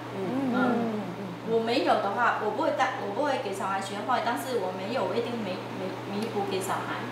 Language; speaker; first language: Chinese; non-native, fluent; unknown